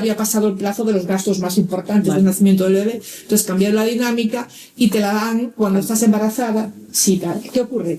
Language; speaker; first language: Spanish; native; Spanish